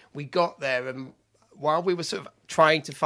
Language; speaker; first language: English; native; English